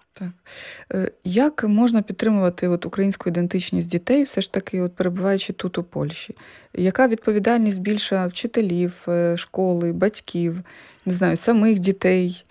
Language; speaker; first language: Ukrainian; native; Ukrainian